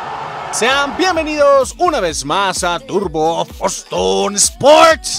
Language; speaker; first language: Spanish; native; Spanish